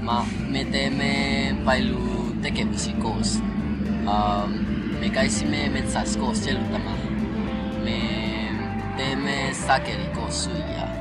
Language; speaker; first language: Estonian; non-native, learner; Thai